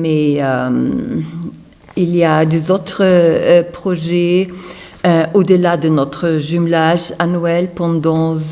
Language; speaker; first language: French; non-native, fluent; German